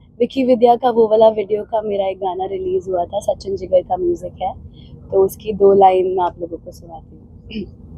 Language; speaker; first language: Hindi; non-native, local second language; Punjabi